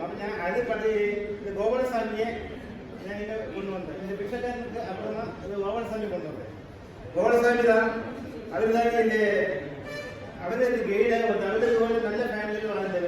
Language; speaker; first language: Tamil; non-native, learner; Malayalam